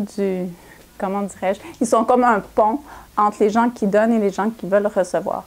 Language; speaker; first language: French; native; French